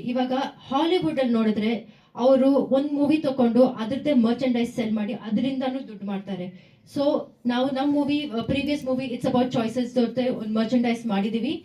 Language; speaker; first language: Kannada; non-native, local second language; Tamil